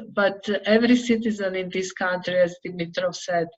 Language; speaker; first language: English; non-native, fluent; Macedonian